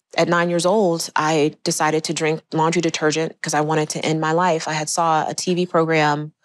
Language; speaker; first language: English; native; English